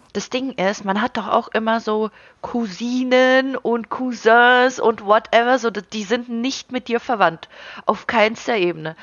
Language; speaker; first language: German; early bilingual, other home language; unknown